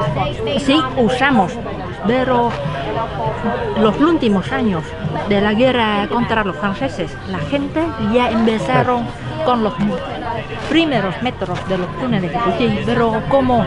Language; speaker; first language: Spanish; non-native, fluent; Vietnamese